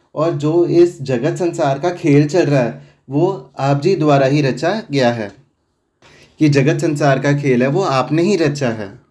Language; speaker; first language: Hindi; non-native, local second language; Punjabi